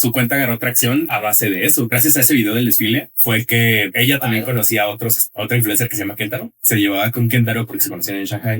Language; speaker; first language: Spanish; native; Spanish